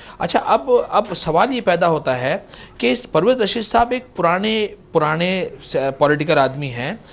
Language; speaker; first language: Urdu; native; Urdu